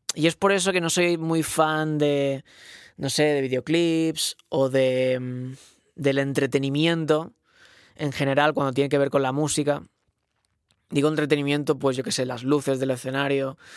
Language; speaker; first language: Spanish; non-native, local second language; Catalan